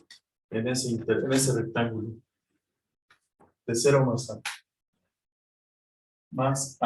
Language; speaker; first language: Spanish; native; Spanish